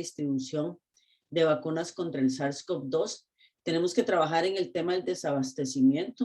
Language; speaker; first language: Spanish; native; Spanish